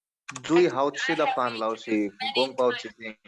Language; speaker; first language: Chinese; non-native, learner; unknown